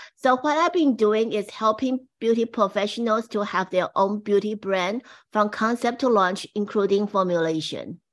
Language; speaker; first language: English; non-native, fluent; Chinese